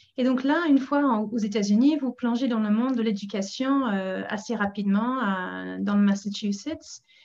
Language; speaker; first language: French; non-native, fluent; English